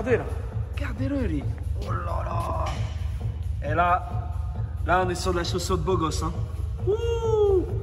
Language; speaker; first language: French; native; French